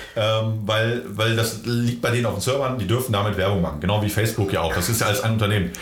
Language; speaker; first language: German; early bilingual, other home language; Polish